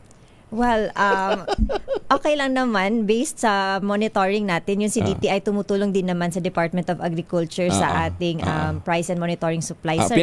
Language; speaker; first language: Filipino; non-native, local second language; Cebuano